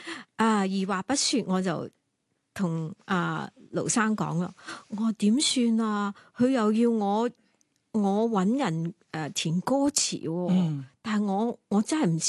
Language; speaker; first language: Cantonese; native; Cantonese